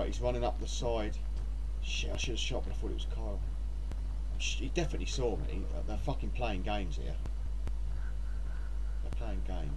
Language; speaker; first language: English; native; English